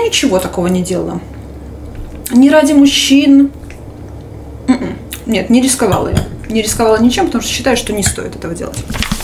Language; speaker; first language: Russian; native; Russian